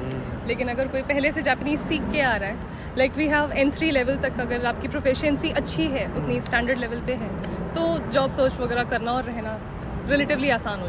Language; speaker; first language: Hindi; native; Hindi